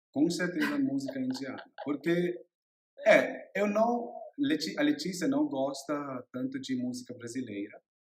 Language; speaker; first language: Portuguese; non-native, learner; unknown